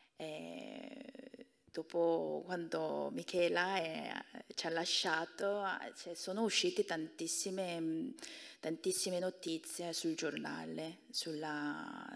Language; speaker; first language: Italian; non-native, fluent; Korean